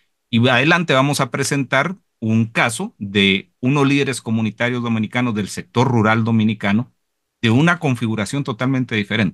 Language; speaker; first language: Spanish; native; Spanish